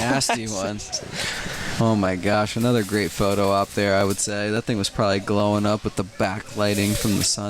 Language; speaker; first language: English; native; English